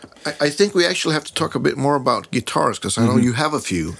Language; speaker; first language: English; non-native, fluent; Swedish